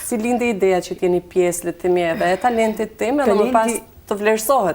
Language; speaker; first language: Albanian; native; Albanian